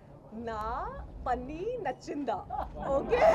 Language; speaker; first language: Telugu; non-native, learner; Hindi